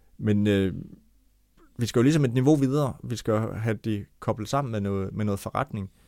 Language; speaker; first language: Danish; native; Danish